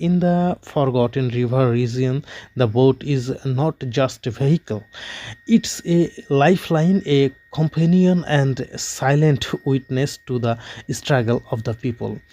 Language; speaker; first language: English; non-native, local second language; Bangla